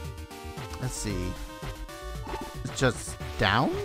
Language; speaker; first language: English; native; English